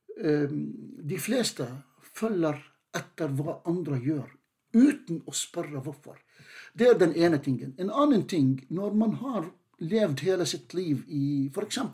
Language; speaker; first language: Norwegian; non-native, fluent; Arabic